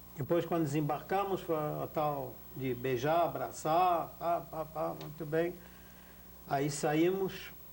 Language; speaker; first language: Portuguese; non-native, fluent; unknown